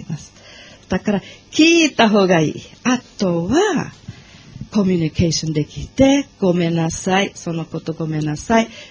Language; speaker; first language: Japanese; non-native, learner; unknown